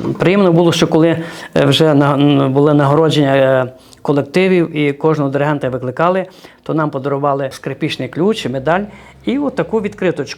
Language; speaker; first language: Ukrainian; native; Ukrainian